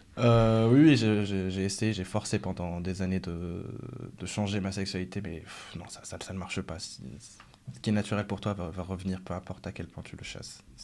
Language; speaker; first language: French; non-native, local second language; Arabic